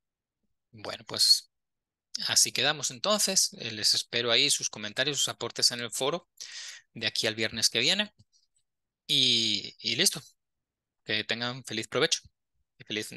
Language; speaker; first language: Spanish; native; Spanish